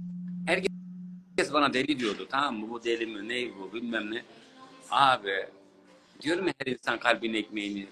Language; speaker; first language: Turkish; native; Turkish